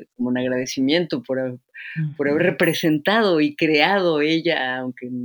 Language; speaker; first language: Spanish; native; Spanish